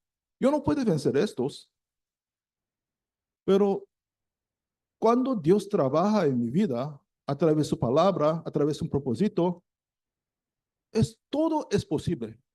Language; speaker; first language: Spanish; non-native, learner; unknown